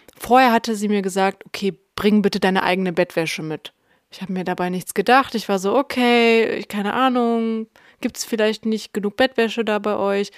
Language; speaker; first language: German; early bilingual, other home language; Russian